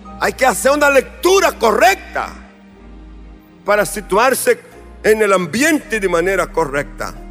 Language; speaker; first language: Spanish; non-native, fluent; Portuguese